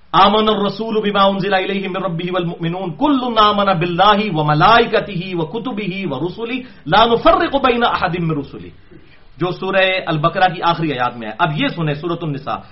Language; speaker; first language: Urdu; non-native, local second language; Punjabi